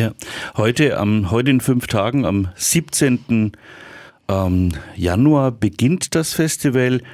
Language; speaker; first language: German; native; German